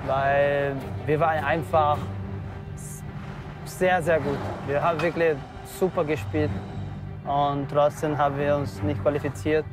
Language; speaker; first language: German; non-native, fluent; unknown